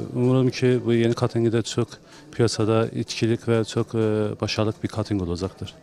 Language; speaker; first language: Turkish; non-native, learner; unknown